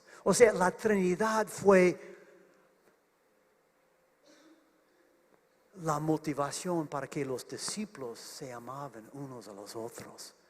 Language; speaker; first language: Spanish; non-native, fluent; English